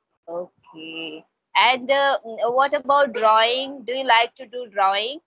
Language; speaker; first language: English; non-native, local second language; Hindi